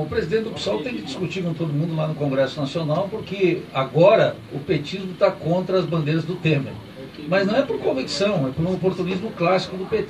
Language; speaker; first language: Portuguese; native; Portuguese